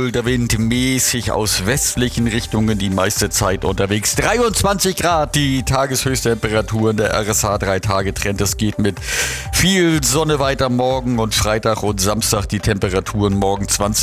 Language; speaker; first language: German; native; German